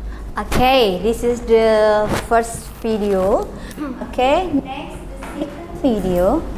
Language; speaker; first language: English; non-native, learner; Indonesian